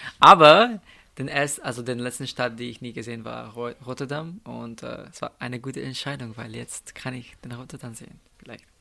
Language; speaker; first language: German; non-native, fluent; Slovenian